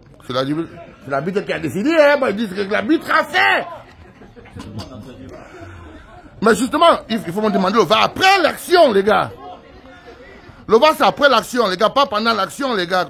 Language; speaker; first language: French; native; French